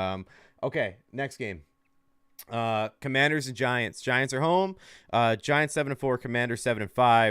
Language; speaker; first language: English; native; English